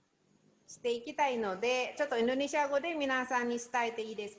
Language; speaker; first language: Japanese; non-native, learner; Indonesian